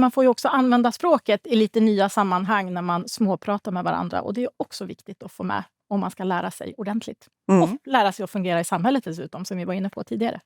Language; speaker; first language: Swedish; native; Swedish